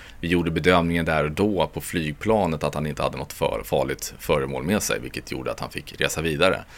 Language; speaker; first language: Swedish; native; Swedish